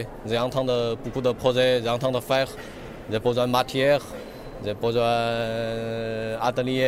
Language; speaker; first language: French; non-native, learner; Chinese